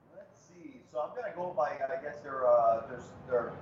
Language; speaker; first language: English; early bilingual, other home language; Spanish